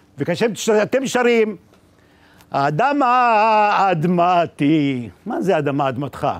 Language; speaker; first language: Hebrew; non-native, local second language; Arabic